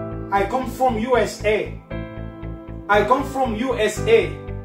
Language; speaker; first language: English; non-native, fluent; Haitian Creole